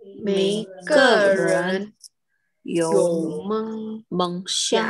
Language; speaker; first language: Chinese; non-native, learner; Indonesian